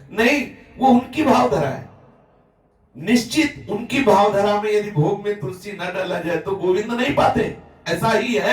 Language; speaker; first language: Hindi; native; Hindi